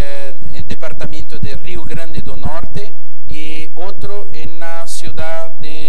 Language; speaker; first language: Spanish; non-native, fluent; Portuguese